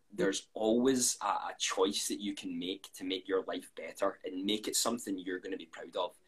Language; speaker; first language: English; native; English